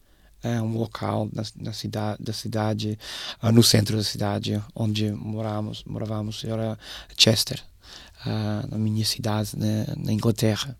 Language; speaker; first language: Portuguese; non-native, fluent; English